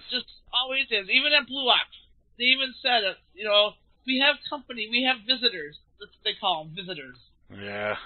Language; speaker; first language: English; native; English